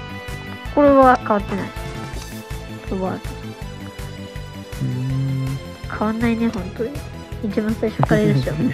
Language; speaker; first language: Japanese; native; Japanese